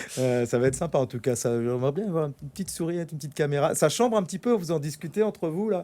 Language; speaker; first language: French; native; French